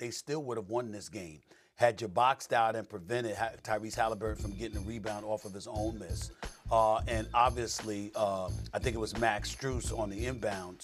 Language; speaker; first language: English; native; English